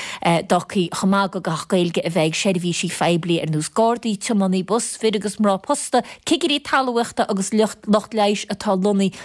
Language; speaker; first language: Irish; native; Irish